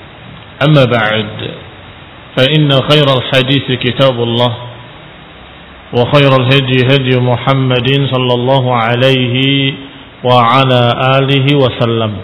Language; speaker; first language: Arabic; non-native, fluent; Indonesian